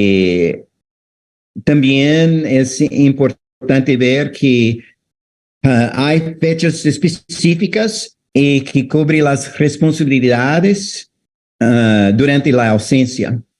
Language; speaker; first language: Spanish; non-native, fluent; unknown